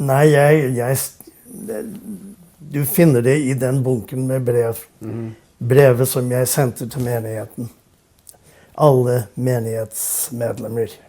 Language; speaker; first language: Norwegian; non-native, fluent; English